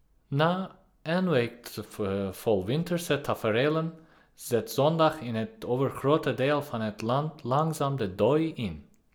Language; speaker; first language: Dutch; non-native, learner; Turkish